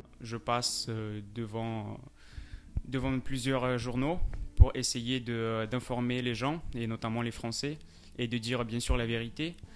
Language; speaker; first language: French; non-native, fluent; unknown